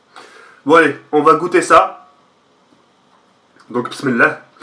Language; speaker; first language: French; native; French